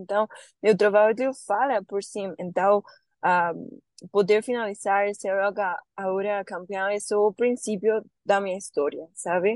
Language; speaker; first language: Portuguese; non-native, learner; Spanish